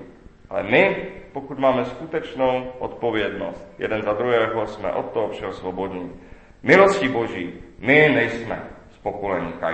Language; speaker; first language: Czech; native; Czech